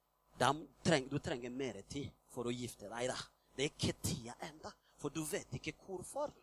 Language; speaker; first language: Swedish; non-native, fluent; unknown